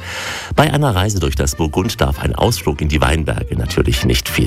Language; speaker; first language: German; native; German